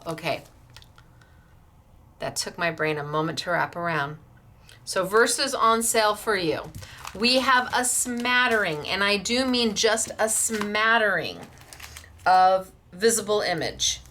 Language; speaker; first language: English; native; English